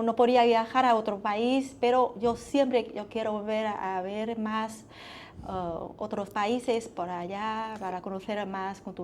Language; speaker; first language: Spanish; non-native, learner; Vietnamese